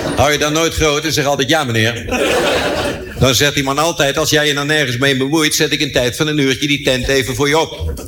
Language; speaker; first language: Dutch; native; Dutch